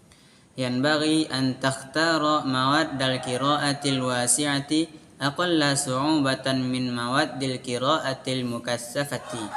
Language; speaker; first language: Arabic; non-native, learner; Indonesian